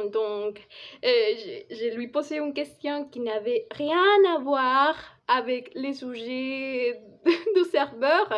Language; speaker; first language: French; non-native, fluent; Spanish